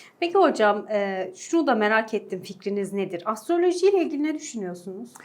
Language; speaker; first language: Turkish; native; Turkish